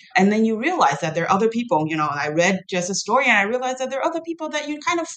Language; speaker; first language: English; non-native, fluent; Chinese